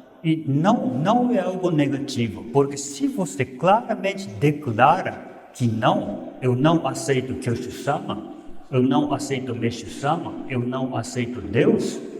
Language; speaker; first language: Portuguese; non-native, fluent; Japanese